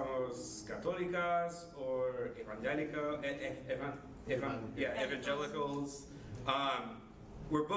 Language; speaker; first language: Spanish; non-native, learner; English